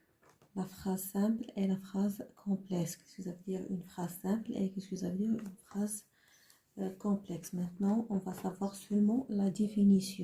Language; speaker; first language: French; non-native, learner; Arabic